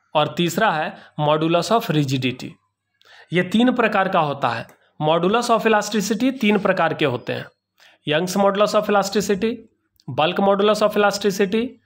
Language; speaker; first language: Hindi; native; Hindi